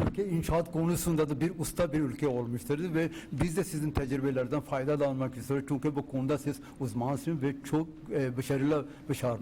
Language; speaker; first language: Turkish; non-native, fluent; Urdu